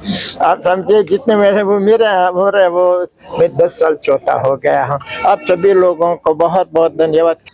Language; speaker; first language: Hindi; non-native, fluent; Uzbek